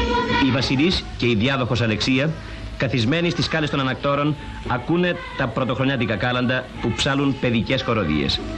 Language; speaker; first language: Greek; native; Greek